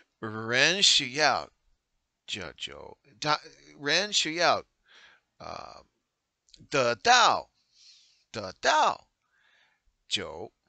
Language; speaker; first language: Chinese; non-native, learner; English